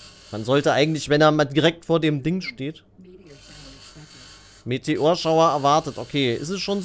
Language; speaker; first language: German; native; German